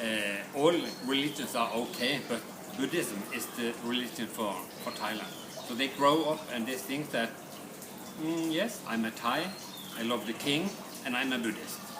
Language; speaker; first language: English; non-native, fluent; Norwegian